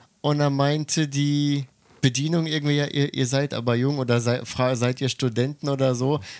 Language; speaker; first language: German; native; German